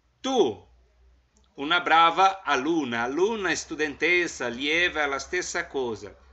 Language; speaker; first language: Italian; non-native, fluent; Portuguese